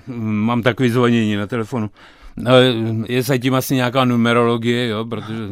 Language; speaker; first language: Czech; native; Czech